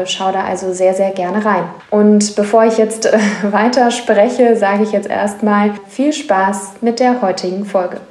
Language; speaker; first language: German; native; German